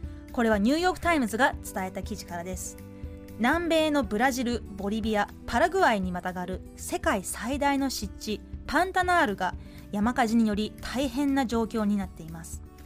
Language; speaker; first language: Japanese; native; Japanese